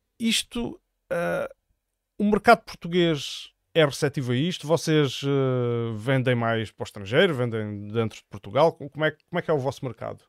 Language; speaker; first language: Portuguese; native; Portuguese